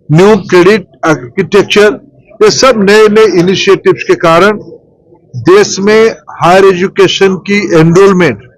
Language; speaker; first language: Hindi; non-native, local second language; Odia